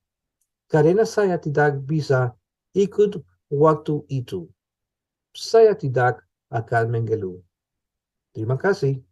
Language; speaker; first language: Indonesian; non-native, learner; English